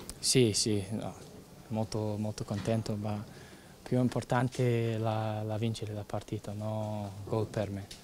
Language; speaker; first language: Italian; non-native, learner; English